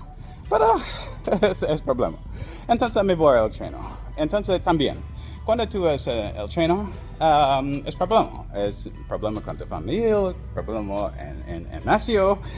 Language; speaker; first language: Spanish; non-native, learner; English